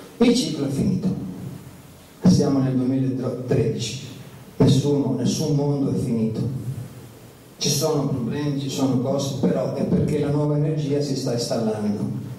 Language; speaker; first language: Italian; early bilingual, heritage; Italian